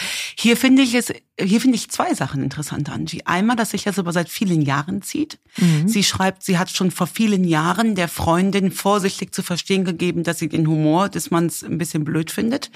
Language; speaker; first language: German; native; German